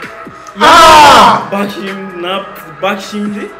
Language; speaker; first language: Turkish; non-native, learner; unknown